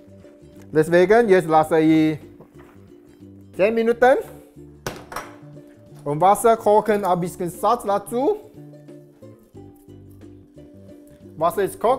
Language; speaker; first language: German; non-native, learner; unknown